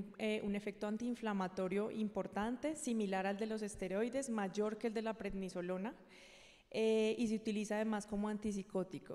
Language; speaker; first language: Spanish; native; Spanish